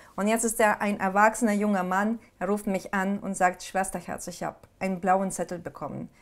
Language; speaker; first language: German; non-native, fluent; Ukrainian